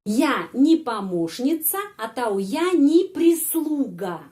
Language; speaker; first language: Russian; non-native, fluent; Indonesian